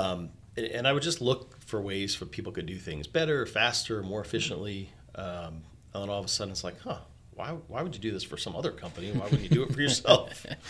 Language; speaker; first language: English; native; English